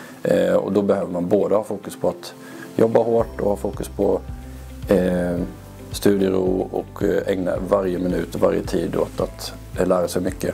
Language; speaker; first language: Swedish; native; Swedish